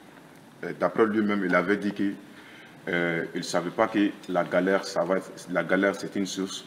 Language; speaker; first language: French; non-native, local second language; Bambara